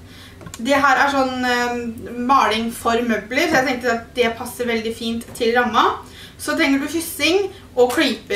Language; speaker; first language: Norwegian; native; Norwegian